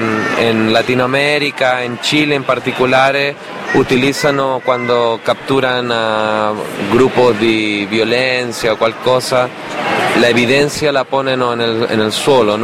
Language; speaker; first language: Italian; non-native, learner; Spanish